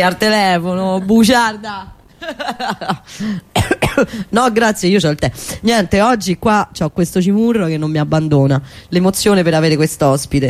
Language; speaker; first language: Italian; native; Italian